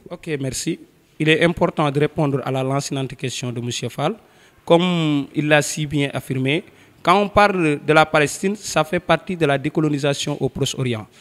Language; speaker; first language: French; non-native, local second language; Wolof